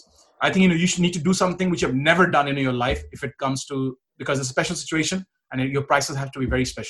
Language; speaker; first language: English; non-native, local second language; Punjabi